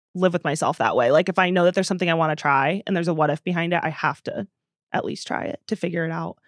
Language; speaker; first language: English; native; English